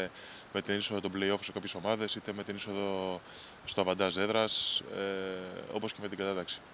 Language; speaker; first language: Greek; native; Greek